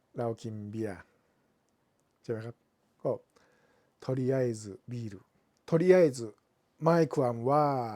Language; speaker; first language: Thai; non-native, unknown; Japanese